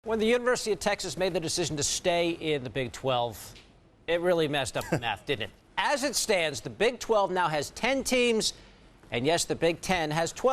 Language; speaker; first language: English; native; English